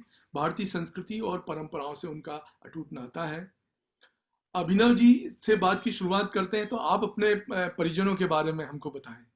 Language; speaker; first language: Hindi; native; Hindi